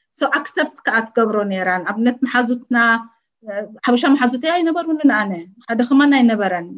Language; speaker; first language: Tigrinya; early bilingual, heritage; Tigrinya